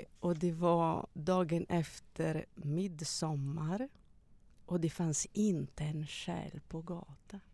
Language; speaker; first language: Swedish; non-native, fluent; Italian